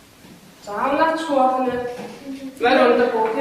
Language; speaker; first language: Mongolian; native; Mongolian